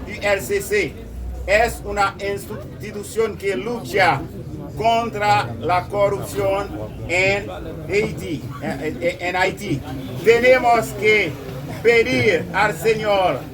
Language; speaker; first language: Spanish; non-native, local second language; Haitian Creole